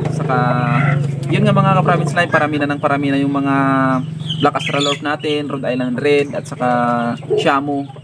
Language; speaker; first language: Filipino; non-native, local second language; Iloko